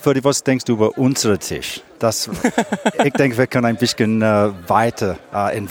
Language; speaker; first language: German; non-native, learner; English